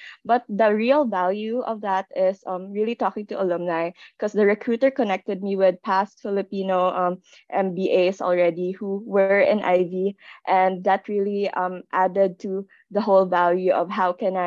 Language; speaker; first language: English; non-native, local second language; Filipino